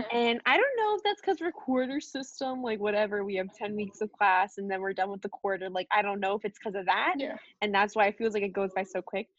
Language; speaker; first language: English; native; English